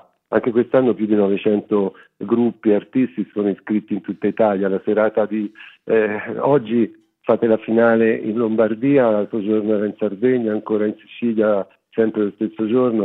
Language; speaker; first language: Italian; native; Italian